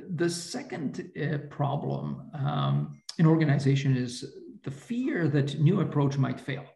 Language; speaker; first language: English; non-native, fluent; Slovak